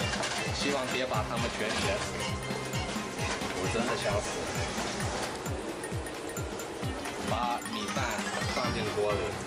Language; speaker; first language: Chinese; non-native, learner; English